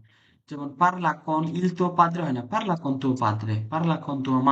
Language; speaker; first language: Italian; non-native, fluent; Bangla